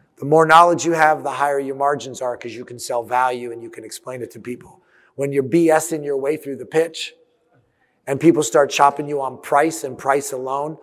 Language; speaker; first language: English; early bilingual, other home language; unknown